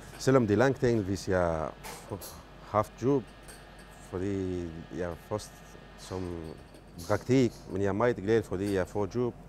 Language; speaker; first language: Danish; non-native, learner; Kurdish